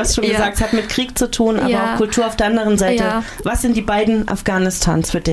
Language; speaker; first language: German; native; German